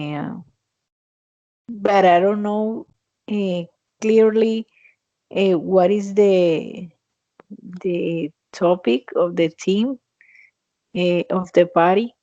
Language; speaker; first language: English; non-native, fluent; Spanish